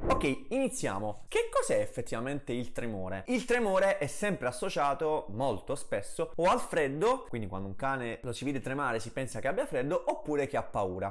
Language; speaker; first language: Italian; native; Italian